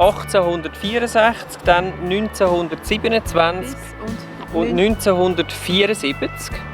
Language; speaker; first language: German; native; German